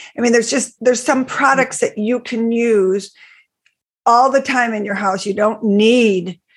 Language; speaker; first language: English; native; English